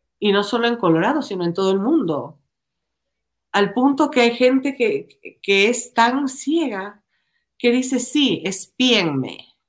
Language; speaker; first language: Spanish; native; Spanish